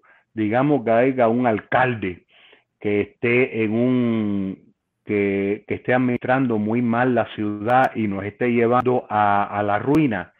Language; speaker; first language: Spanish; native; Spanish